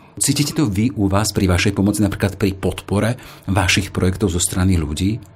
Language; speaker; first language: Slovak; native; Slovak